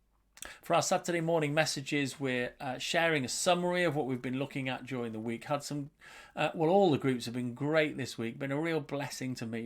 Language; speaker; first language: English; native; English